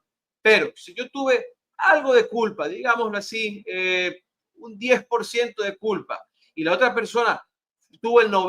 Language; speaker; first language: Spanish; native; Spanish